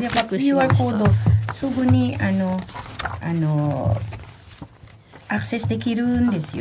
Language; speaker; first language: Japanese; non-native, fluent; Filipino